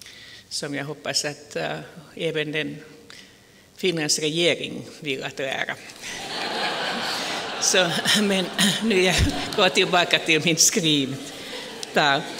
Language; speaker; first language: Swedish; non-native, fluent; Finnish